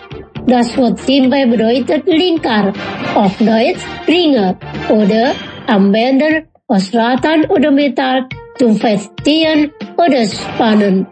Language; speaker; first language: German; non-native, learner; Indonesian